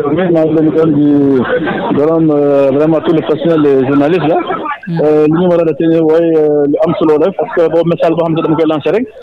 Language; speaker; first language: Wolof; non-native, local second language; Mandingo